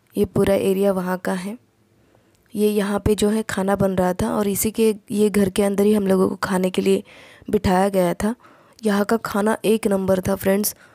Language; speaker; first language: Hindi; non-native, local second language; Marathi